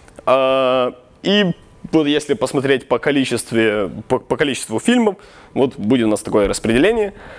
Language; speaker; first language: Russian; non-native, local second language; Ukrainian